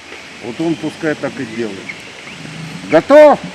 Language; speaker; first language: Russian; native; Russian